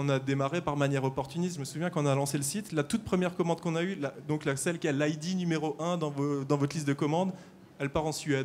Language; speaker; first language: French; native; French